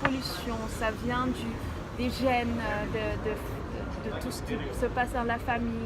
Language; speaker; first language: French; non-native, fluent; Dutch